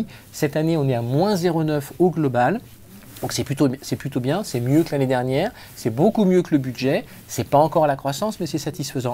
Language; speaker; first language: French; native; French